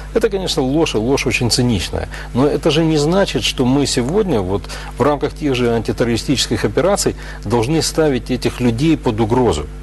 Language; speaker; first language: Russian; native; Russian